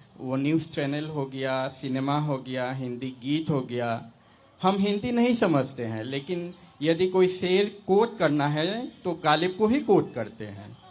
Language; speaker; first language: Hindi; non-native, local second language; Assamese